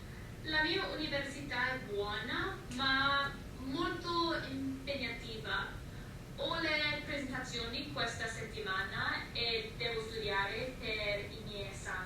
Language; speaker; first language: Italian; non-native, learner; English